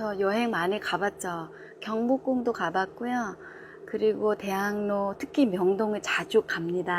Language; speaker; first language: Korean; non-native, fluent; Vietnamese